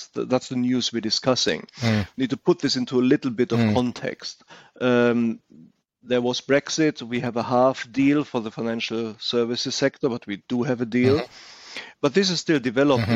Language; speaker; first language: English; non-native, fluent; German